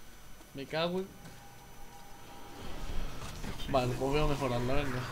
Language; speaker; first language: Spanish; native; Spanish